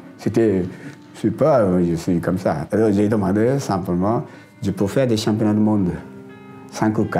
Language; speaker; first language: French; non-native, learner; Japanese